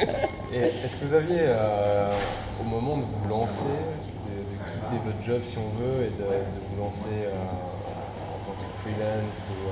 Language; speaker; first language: French; native; French